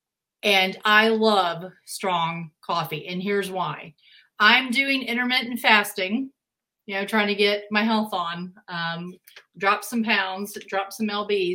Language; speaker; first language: English; native; English